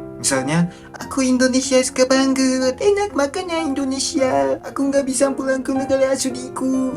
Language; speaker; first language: Indonesian; non-native, fluent; Japanese